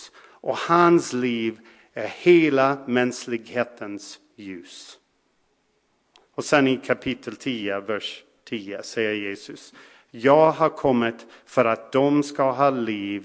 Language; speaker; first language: Swedish; non-native, fluent; English